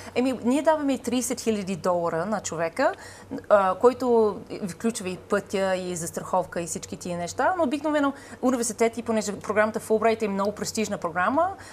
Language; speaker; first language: Bulgarian; non-native, fluent; English